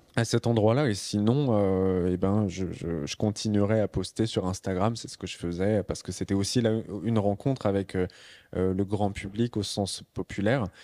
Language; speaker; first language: French; native; French